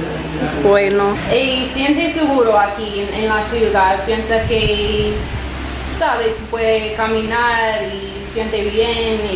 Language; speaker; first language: Spanish; non-native, learner; English